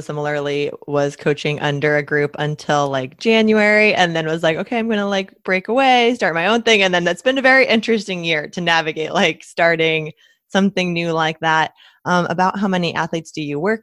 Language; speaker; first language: English; native; English